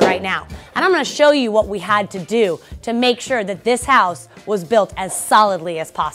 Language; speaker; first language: English; native; English